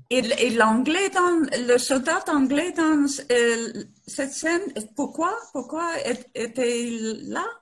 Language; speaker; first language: French; non-native, learner; Spanish